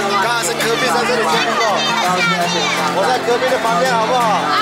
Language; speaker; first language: Chinese; non-native, fluent; Turkish